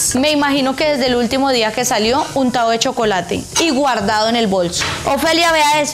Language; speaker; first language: Spanish; native; Spanish